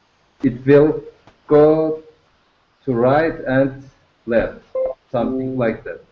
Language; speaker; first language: English; non-native, learner; Turkish